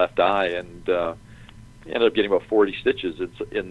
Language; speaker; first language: English; native; English